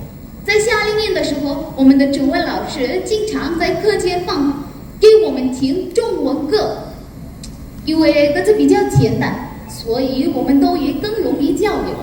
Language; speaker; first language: Chinese; non-native, learner; Hindi